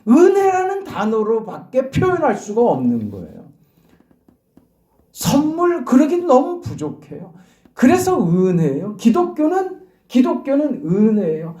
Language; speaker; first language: Korean; native; Korean